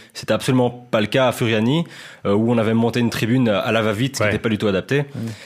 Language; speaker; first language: French; native; French